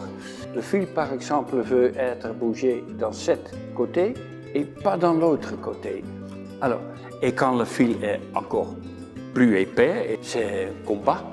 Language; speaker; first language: French; non-native, fluent; Dutch